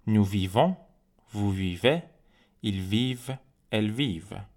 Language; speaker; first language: French; non-native, fluent; Persian